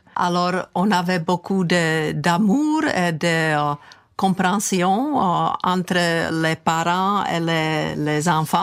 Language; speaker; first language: French; non-native, fluent; Czech